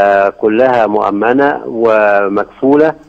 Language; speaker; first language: Arabic; native; Arabic